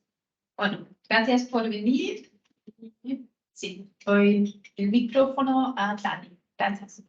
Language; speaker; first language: Spanish; non-native, fluent; German